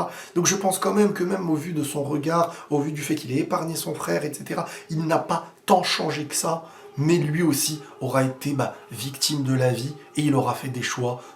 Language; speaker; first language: French; native; French